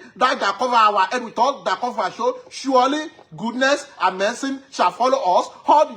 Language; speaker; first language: English; non-native, local second language; Yoruba